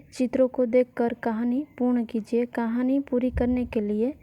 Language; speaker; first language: Hindi; non-native, local second language; Gujarati